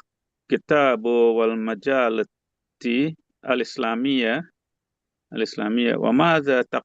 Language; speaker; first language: Arabic; non-native, learner; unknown